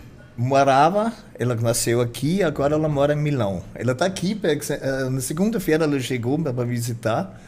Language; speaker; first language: Portuguese; non-native, fluent; German